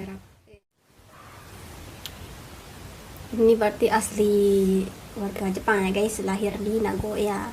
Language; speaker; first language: Indonesian; native; Indonesian